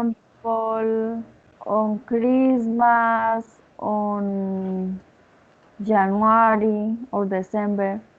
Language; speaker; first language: English; non-native, learner; Spanish